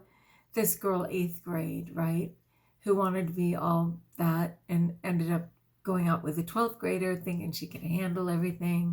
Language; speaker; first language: English; native; English